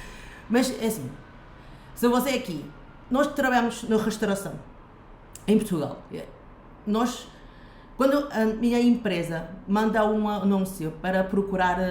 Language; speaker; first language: Portuguese; non-native, fluent; Chinese